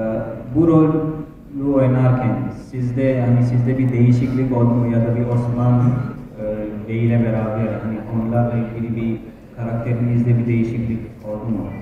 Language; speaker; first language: Turkish; non-native, fluent; Urdu